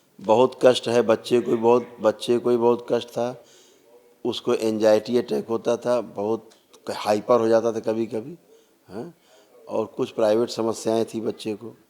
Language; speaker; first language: Hindi; native; Hindi